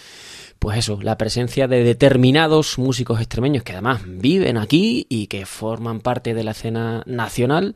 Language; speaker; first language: Spanish; native; Spanish